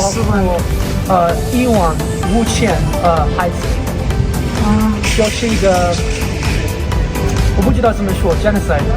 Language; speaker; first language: Chinese; non-native, learner; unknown